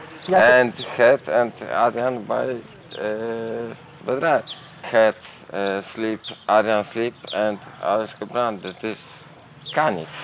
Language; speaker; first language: Dutch; non-native, learner; Polish